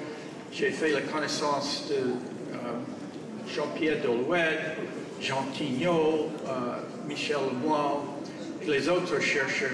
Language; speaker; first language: French; non-native, fluent; English